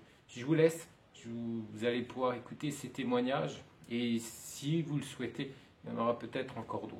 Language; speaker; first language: French; native; French